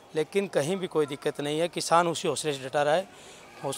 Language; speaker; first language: Hindi; native; Hindi